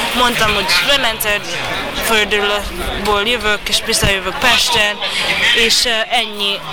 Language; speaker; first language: Hungarian; non-native, learner; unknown